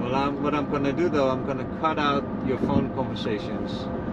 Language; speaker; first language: English; non-native, fluent; Dutch